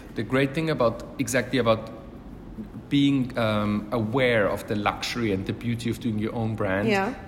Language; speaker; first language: English; non-native, fluent; German